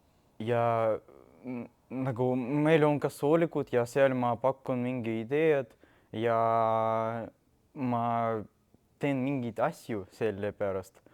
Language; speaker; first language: Estonian; non-native, local second language; Russian